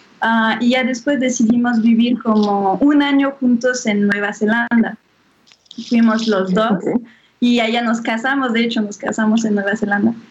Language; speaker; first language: Spanish; non-native, fluent; French